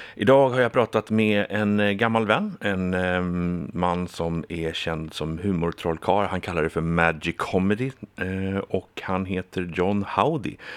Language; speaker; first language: Swedish; early bilingual, heritage; Swedish